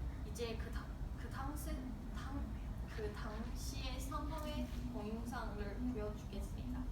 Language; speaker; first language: Korean; non-native, learner; Chinese